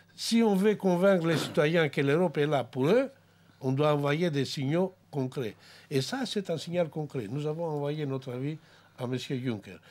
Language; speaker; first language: French; non-native, fluent; Greek